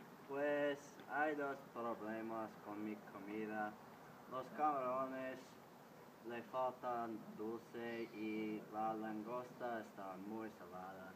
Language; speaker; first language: Spanish; non-native, learner; English